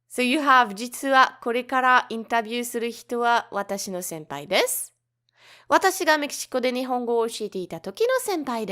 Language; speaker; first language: Japanese; non-native, learner; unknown